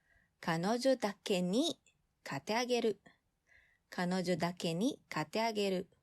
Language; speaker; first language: Japanese; non-native, fluent; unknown